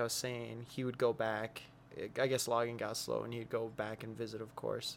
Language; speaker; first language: English; early bilingual, other home language; Spanish